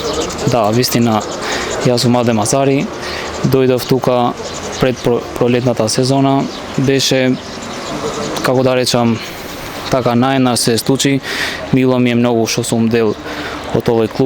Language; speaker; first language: Macedonian; non-native, local second language; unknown